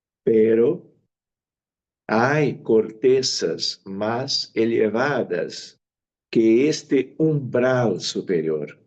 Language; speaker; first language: Spanish; non-native, fluent; Portuguese